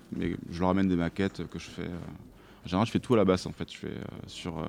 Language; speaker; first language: French; native; French